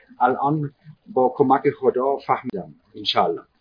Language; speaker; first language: Persian; non-native, learner; German